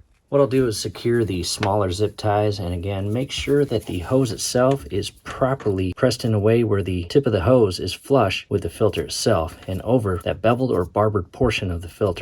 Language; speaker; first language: English; native; English